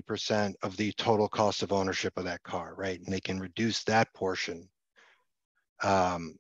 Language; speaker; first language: English; native; English